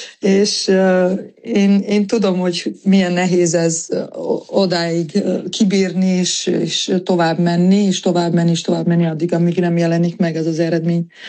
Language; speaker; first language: Hungarian; native; Hungarian